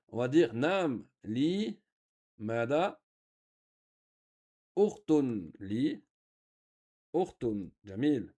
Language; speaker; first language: Arabic; non-native, fluent; French